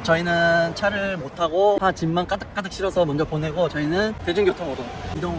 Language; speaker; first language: Korean; native; Korean